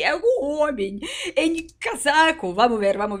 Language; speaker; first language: Portuguese; non-native, learner; Russian